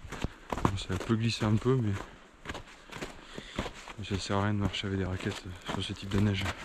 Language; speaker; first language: French; native; French